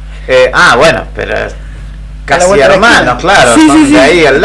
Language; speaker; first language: Spanish; native; Spanish